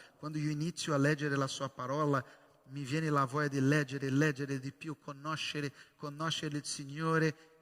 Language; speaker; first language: Italian; non-native, fluent; Portuguese